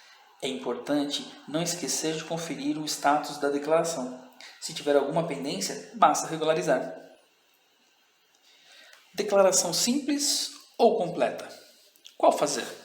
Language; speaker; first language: Portuguese; native; Portuguese